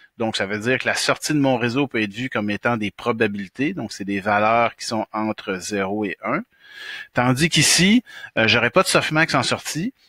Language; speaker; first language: French; native; French